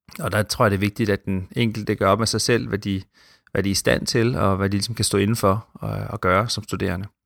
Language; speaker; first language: Danish; native; Danish